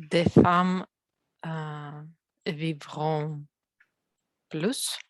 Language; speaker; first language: French; non-native, learner; Russian